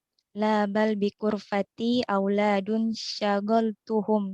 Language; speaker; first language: Arabic; non-native, learner; Indonesian